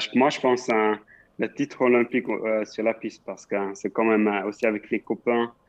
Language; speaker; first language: French; non-native, local second language; Swiss German